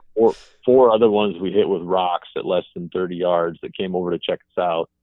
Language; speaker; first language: English; native; English